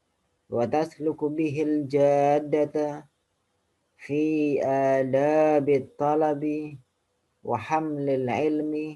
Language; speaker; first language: Arabic; non-native, fluent; Indonesian